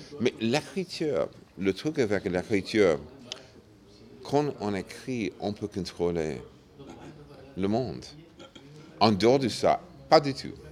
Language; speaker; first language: French; non-native, fluent; English